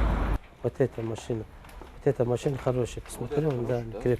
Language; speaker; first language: Russian; non-native, learner; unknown